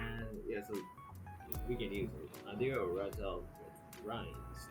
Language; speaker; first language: English; non-native, fluent; Japanese